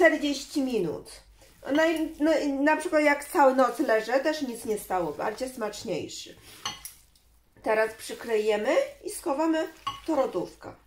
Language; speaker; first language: Polish; non-native, learner; Chinese